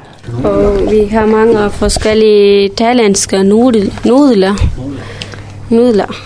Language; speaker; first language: Danish; non-native, learner; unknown